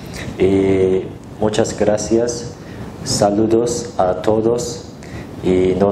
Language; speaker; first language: Spanish; non-native, learner; Turkish